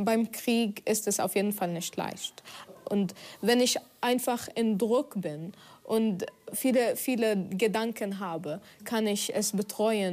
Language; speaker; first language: German; non-native, fluent; Arabic